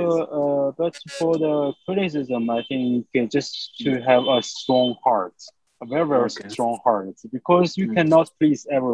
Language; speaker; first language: English; non-native, fluent; Chinese